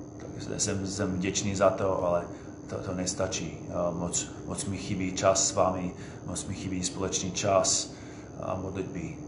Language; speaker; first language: Czech; non-native, fluent; English